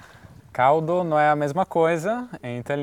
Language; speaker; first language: Portuguese; non-native, fluent; Italian